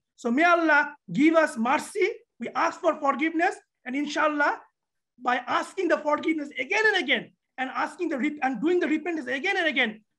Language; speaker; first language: English; non-native, local second language; Bangla